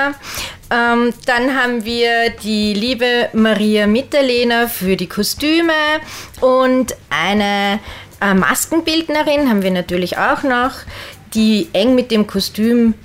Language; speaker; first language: German; native; German